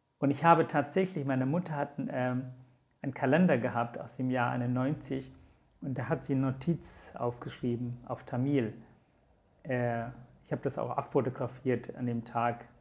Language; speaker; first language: German; non-native, fluent; Tamil